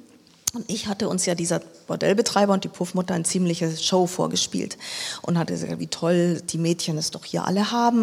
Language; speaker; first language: German; native; German